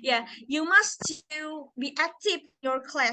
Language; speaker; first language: English; non-native, learner; Indonesian